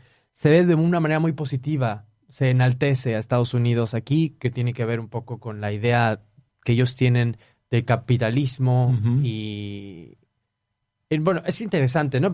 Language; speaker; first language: Spanish; native; Spanish